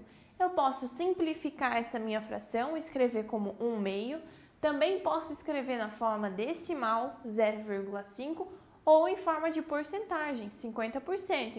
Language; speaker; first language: Portuguese; native; Portuguese